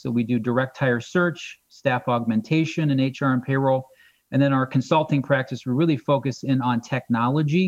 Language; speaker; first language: English; native; English